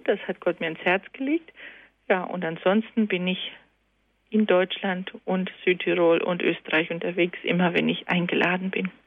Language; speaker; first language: German; early bilingual, other home language; Croatian